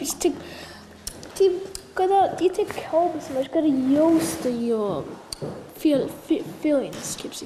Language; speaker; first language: Lithuanian; early bilingual, heritage; English